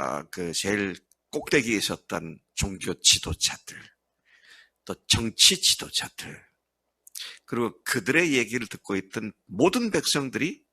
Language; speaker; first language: Korean; native; Korean